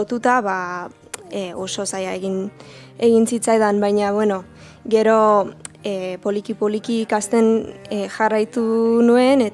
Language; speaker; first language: Basque; non-native, learner; English